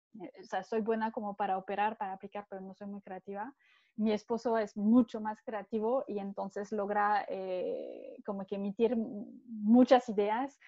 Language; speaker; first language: Spanish; non-native, fluent; French